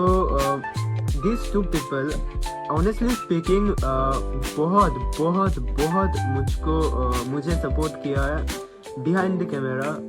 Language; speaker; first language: Hindi; non-native, local second language; Bangla